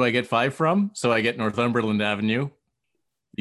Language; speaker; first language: English; native; English